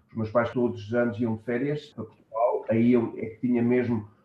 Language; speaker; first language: Portuguese; early bilingual, heritage; German